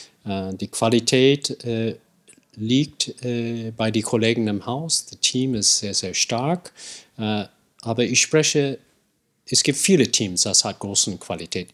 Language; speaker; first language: German; non-native, fluent; English